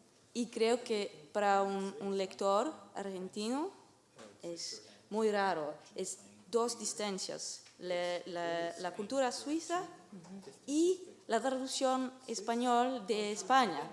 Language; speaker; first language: Spanish; non-native, learner; French